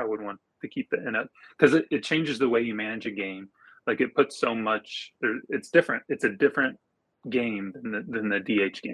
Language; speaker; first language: English; native; English